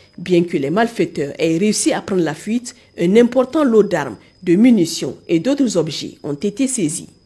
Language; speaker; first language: French; non-native, local second language; Hausa